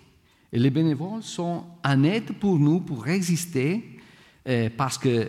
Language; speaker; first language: French; non-native, fluent; Italian